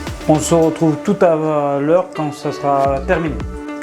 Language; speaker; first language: French; native; French